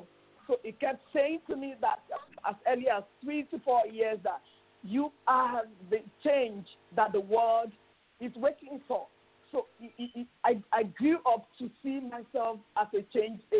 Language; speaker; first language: English; non-native, local second language; Yoruba